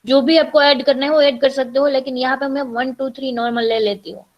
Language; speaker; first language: Hindi; non-native, local second language; Gujarati